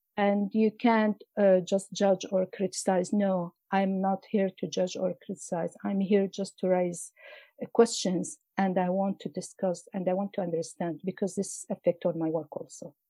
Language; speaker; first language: English; non-native, fluent; Arabic